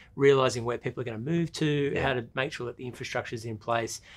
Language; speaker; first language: English; native; English